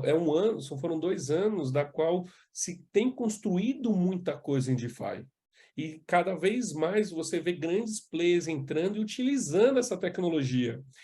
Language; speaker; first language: Portuguese; native; Portuguese